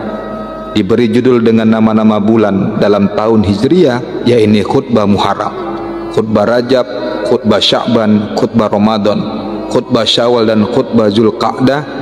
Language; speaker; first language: Indonesian; native; Indonesian